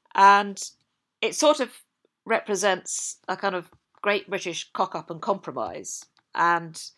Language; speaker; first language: English; native; English